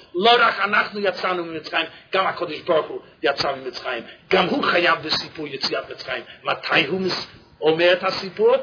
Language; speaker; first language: Hebrew; non-native, fluent; English